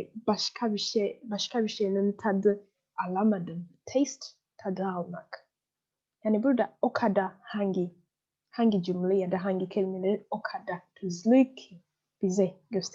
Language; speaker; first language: Turkish; non-native, fluent; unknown